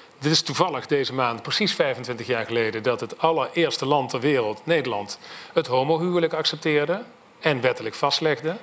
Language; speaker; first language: Dutch; native; Dutch